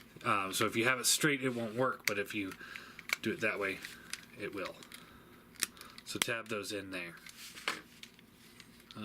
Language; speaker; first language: English; native; English